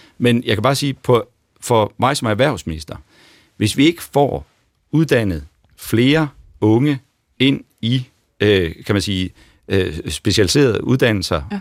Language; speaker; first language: Danish; native; Danish